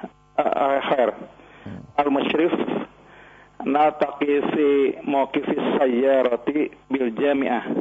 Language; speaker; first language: Arabic; non-native, learner; Indonesian